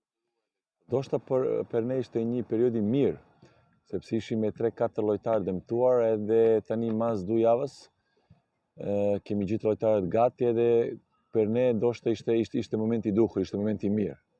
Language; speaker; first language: Albanian; non-native, learner; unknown